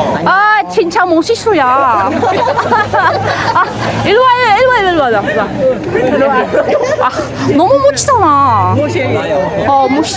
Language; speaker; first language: Korean; non-native, learner; Filipino